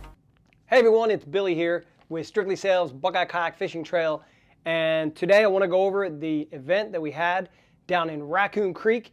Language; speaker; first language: English; native; English